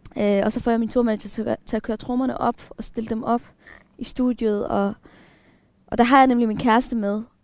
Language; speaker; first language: Danish; early bilingual, other home language; Arabic